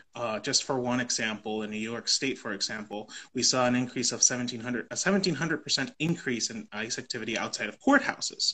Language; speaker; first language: English; native; English